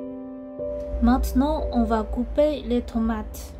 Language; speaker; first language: French; non-native, fluent; Chinese